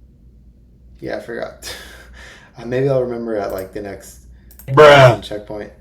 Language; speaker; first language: English; native; English